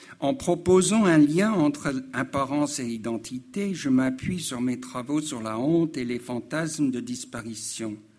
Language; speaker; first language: French; non-native, fluent; English